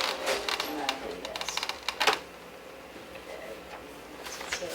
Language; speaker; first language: English; native; English